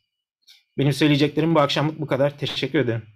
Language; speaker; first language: Turkish; native; Turkish